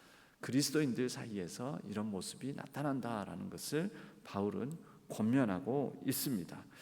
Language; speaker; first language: Korean; native; Korean